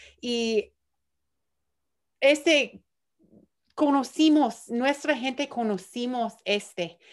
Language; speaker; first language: Spanish; early bilingual, heritage; Spanish